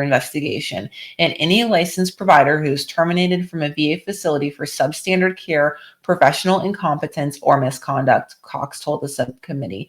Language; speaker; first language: English; native; English